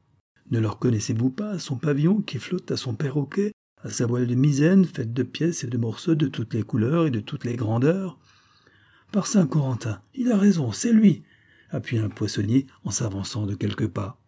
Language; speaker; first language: French; native; French